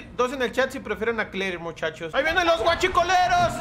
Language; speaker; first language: Spanish; native; Spanish